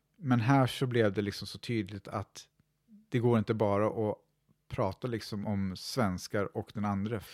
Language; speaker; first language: Swedish; native; Swedish